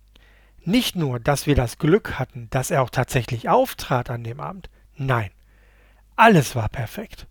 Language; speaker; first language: German; native; German